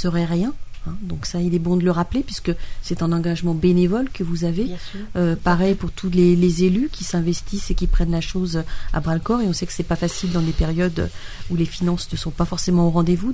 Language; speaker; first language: French; native; French